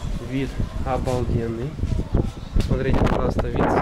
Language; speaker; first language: Russian; native; Russian